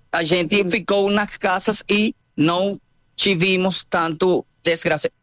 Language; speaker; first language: Portuguese; non-native, fluent; Spanish